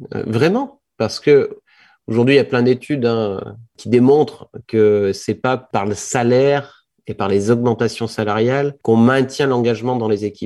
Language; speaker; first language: French; native; French